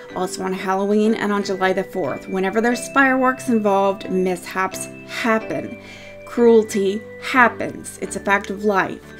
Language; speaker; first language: English; native; English